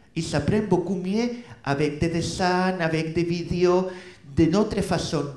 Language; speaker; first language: French; non-native, fluent; Spanish